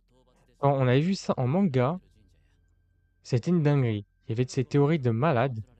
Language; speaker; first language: French; native; French